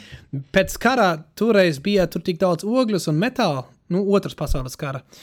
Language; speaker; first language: Latvian; non-native, fluent; German